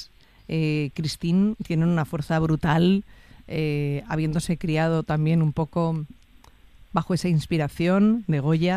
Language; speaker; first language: Spanish; native; Spanish